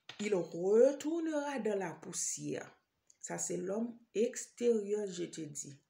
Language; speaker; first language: French; non-native, local second language; Haitian Creole